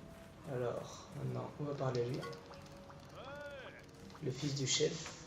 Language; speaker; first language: French; native; French